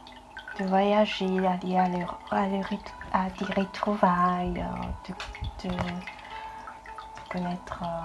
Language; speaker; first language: French; non-native, fluent; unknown